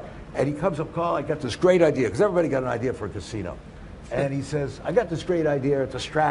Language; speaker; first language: English; native; English